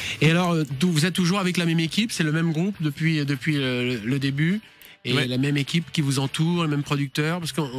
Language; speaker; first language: French; native; French